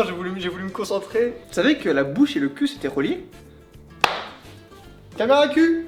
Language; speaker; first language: French; native; French